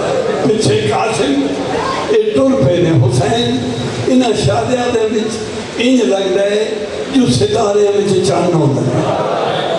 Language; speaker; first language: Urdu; non-native, local second language; Punjabi